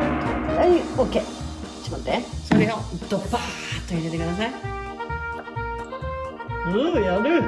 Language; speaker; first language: Japanese; native; Japanese